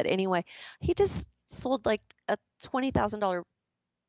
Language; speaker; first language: English; native; English